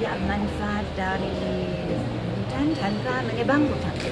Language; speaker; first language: Indonesian; non-native, fluent; German